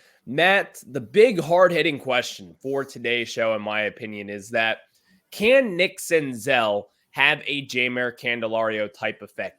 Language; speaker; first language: English; native; English